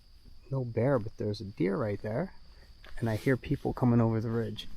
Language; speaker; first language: English; native; English